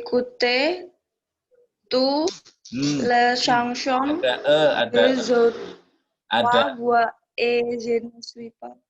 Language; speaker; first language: French; non-native, learner; Indonesian